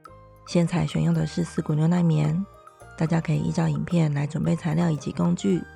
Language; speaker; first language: Chinese; native; Chinese